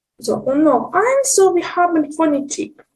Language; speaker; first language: German; non-native, fluent; Ukrainian